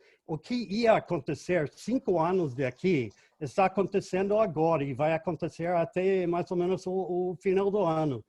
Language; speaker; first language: Portuguese; non-native, fluent; English